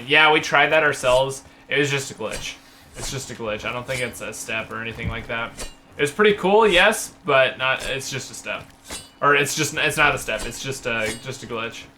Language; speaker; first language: English; native; English